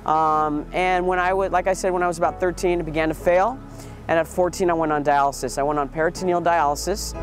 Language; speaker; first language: English; native; English